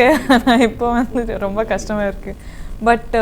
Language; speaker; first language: Tamil; non-native, learner; Kannada